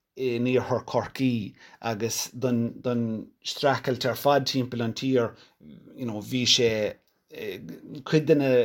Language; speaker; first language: Irish; non-native, local second language; English